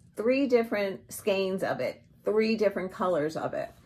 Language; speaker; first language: English; native; English